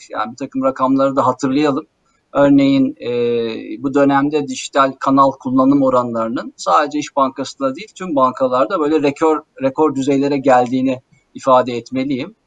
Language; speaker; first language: Turkish; native; Turkish